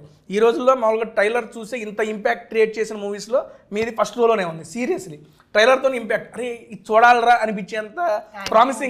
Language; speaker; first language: Telugu; native; Telugu